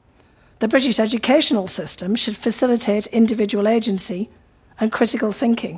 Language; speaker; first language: English; native; English